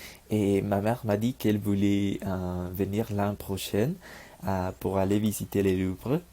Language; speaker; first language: French; non-native, learner; Spanish